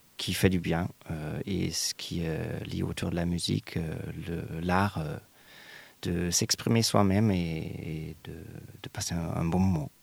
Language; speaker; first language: French; non-native, fluent; German